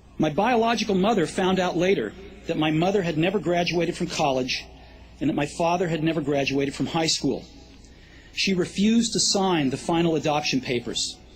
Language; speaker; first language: English; native; English